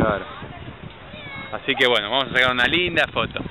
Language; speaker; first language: Spanish; native; Spanish